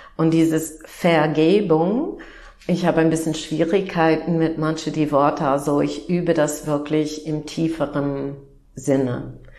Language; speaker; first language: German; non-native, fluent; English